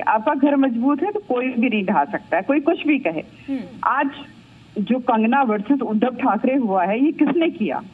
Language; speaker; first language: Hindi; native; Hindi